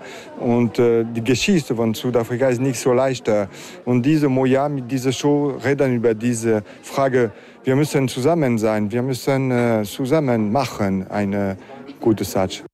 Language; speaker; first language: German; non-native, learner; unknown